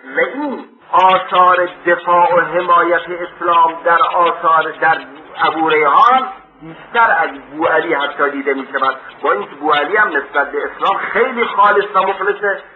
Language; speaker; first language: Persian; native; Persian